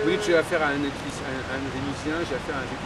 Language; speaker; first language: French; native; French